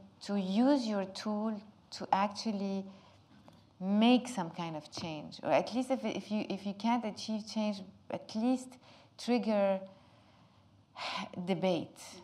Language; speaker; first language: English; non-native, fluent; Arabic